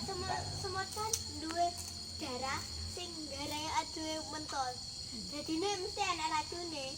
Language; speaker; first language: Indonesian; non-native, local second language; Javanese